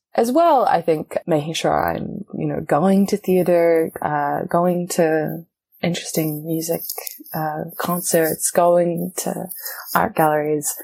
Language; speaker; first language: English; native; English